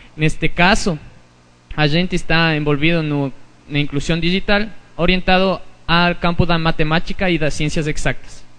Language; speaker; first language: Portuguese; non-native, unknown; Spanish